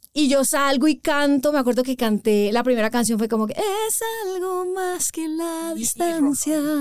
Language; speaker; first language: Spanish; native; Spanish